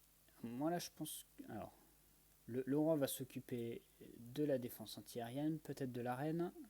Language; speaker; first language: French; native; French